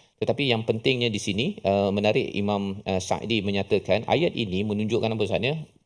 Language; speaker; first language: Malay; native; Malay